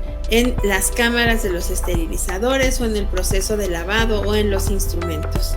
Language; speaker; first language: Spanish; native; Spanish